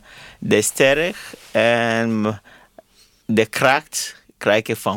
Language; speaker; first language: Dutch; non-native, fluent; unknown